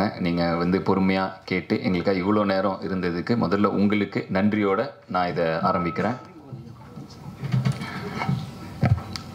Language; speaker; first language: Tamil; native; Tamil